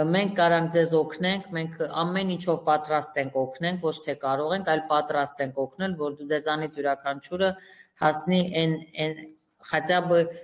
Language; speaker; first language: Armenian; native; Armenian